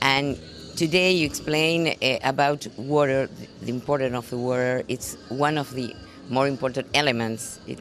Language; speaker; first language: English; non-native, learner; Spanish